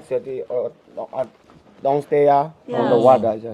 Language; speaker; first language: English; non-native, learner; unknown